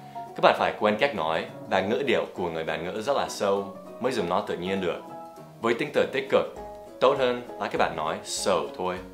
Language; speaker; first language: Vietnamese; non-native, fluent; English